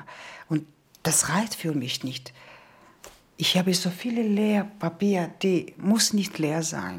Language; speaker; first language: German; non-native, learner; Georgian